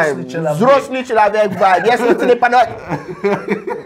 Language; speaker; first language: Russian; non-native, learner; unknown